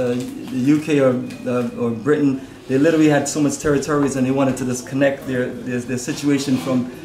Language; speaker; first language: English; native; English